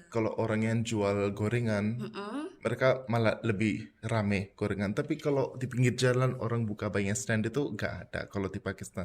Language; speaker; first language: Indonesian; non-native, fluent; Punjabi